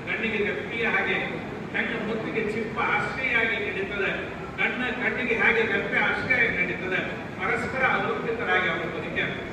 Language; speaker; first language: Kannada; native; Kannada